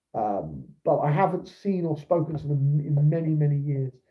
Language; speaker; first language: English; native; English